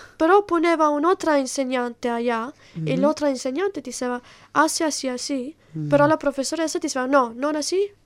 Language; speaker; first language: Spanish; non-native, learner; Italian